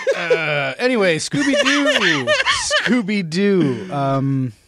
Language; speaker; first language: English; native; English